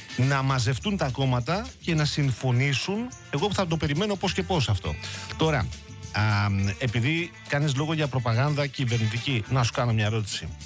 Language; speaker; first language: Greek; native; Greek